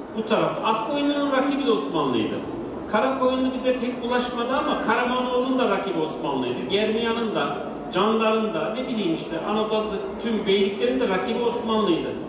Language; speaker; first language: Turkish; native; Turkish